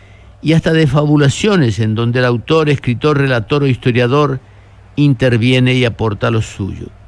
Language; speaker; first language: Spanish; native; Spanish